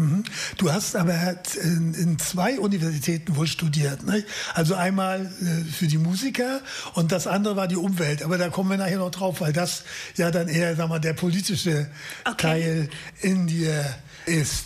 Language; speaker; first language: German; native; German